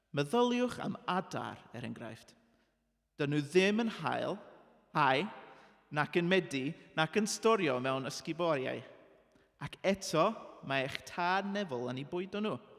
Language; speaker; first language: Welsh; non-native, local second language; English